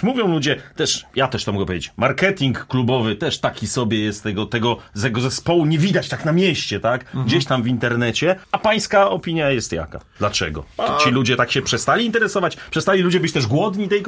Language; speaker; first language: Polish; native; Polish